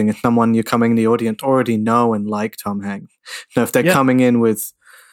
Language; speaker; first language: English; native; English